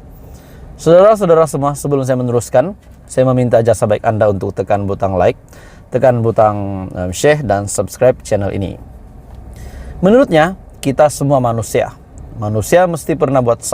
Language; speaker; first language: Malay; native; Malay